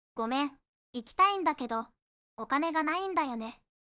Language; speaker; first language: Japanese; native; Japanese